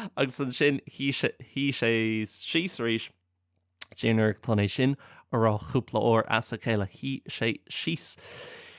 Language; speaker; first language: Irish; non-native, local second language; English